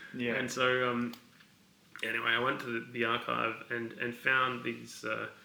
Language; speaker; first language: English; native; English